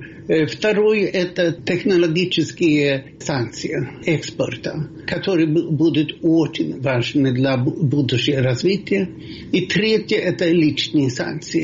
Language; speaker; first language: Russian; non-native, fluent; Swedish